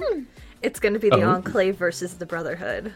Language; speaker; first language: English; native; English